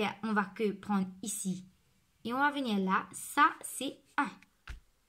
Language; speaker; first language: French; non-native, local second language; Morisyen